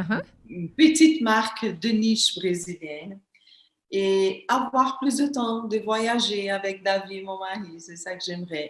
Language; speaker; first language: French; non-native, fluent; Portuguese